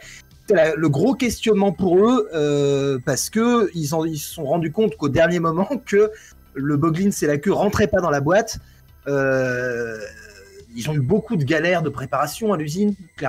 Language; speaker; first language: French; native; French